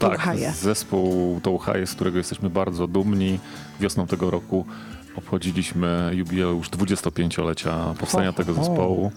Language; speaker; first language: Polish; native; Polish